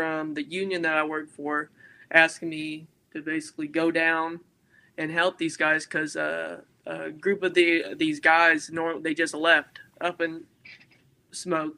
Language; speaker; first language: English; native; English